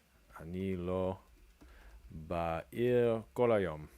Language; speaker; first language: Hebrew; non-native, learner; English